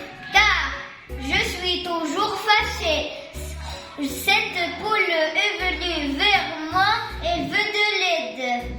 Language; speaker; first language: French; non-native, learner; Arabic